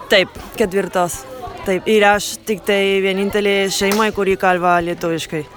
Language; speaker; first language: Lithuanian; non-native, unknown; Spanish